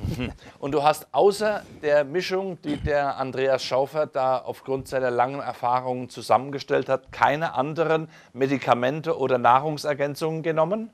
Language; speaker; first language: German; native; German